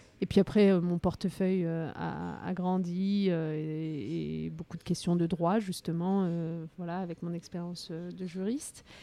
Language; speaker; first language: French; early bilingual, other home language; Riffian